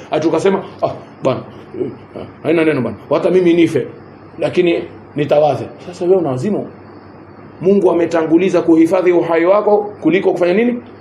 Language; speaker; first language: Swahili; native; Swahili